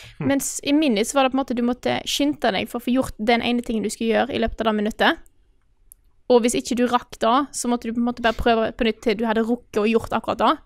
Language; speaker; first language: Norwegian; native; Norwegian